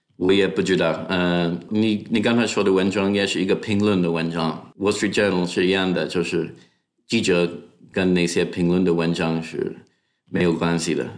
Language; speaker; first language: Chinese; non-native, fluent; English